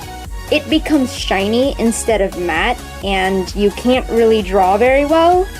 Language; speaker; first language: English; native; English